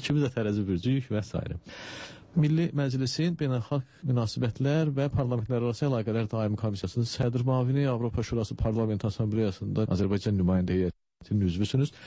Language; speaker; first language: Azerbaijani; native; Azerbaijani